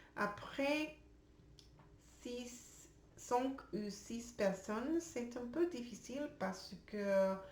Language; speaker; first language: French; non-native, learner; English